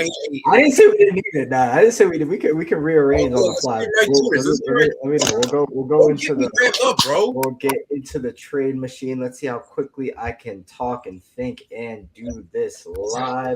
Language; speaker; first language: English; native; English